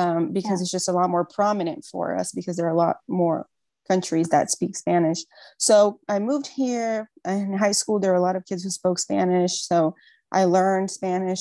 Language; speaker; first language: English; non-native, fluent; Portuguese